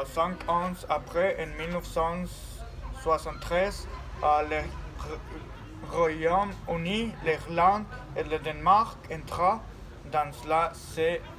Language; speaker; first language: French; non-native, learner; Spanish